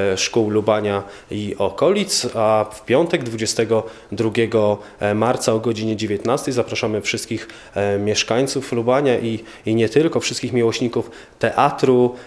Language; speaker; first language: Polish; native; Polish